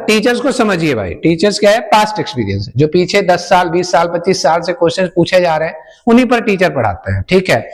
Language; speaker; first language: Hindi; native; Hindi